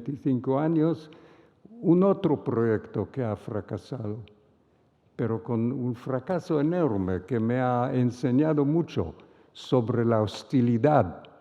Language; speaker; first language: Spanish; non-native, fluent; Hebrew